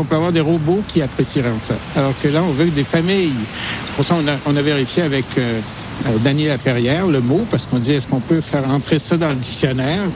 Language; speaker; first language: French; native; French